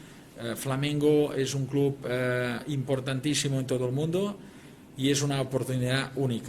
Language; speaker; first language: Spanish; non-native, local second language; Catalan